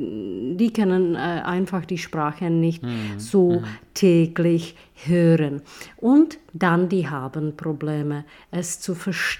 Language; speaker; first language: German; non-native, fluent; Czech